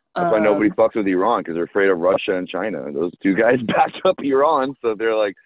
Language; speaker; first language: English; early bilingual, other home language; Persian